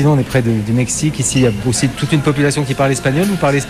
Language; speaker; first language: French; native; French